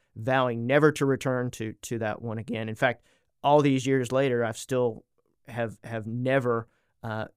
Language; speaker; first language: English; native; English